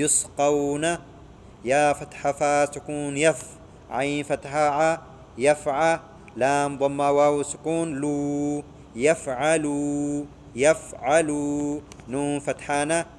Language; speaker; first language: Arabic; non-native, fluent; Oromo